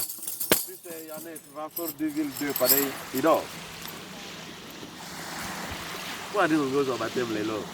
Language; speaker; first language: Swedish; non-native, fluent; Lingala